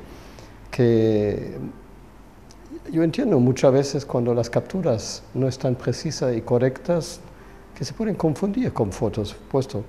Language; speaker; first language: Spanish; non-native, fluent; German